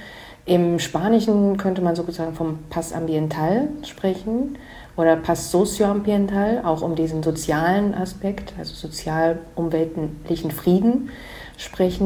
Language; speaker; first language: German; native; German